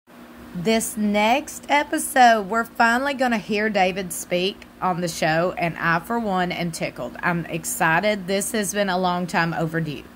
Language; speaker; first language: English; native; English